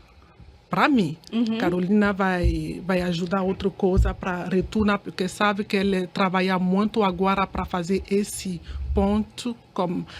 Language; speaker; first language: Portuguese; non-native, learner; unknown